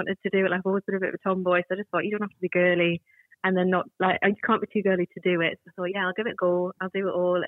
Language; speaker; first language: English; native; English